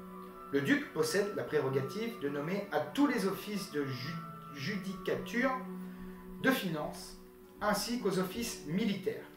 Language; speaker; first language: French; native; French